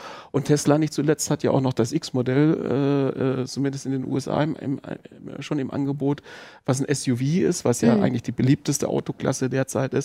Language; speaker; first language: German; native; German